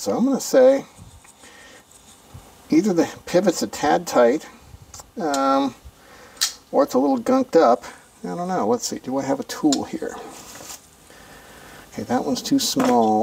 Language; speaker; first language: English; native; English